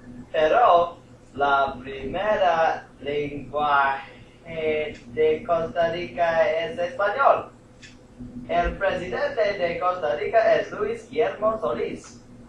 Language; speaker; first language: Spanish; non-native, learner; English